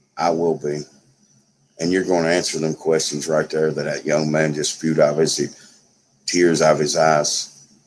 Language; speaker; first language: English; native; English